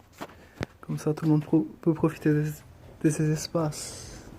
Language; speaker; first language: French; early bilingual, other home language; Spanish